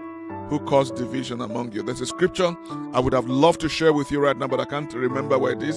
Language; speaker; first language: English; non-native, local second language; Yoruba